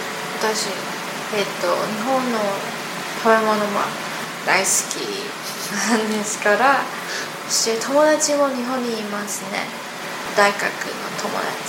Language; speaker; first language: Japanese; non-native, learner; Chinese